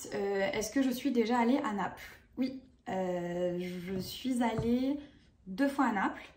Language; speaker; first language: French; native; French